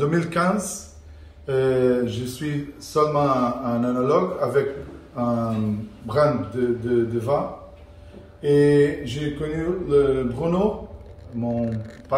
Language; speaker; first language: French; non-native, learner; Portuguese